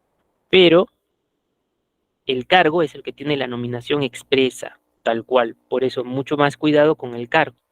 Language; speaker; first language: Spanish; native; Spanish